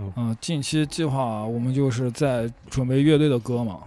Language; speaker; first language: Chinese; native; Chinese